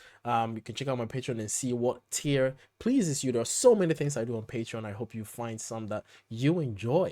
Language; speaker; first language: English; native; English